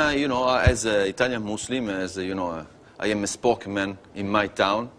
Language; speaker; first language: English; non-native, learner; Italian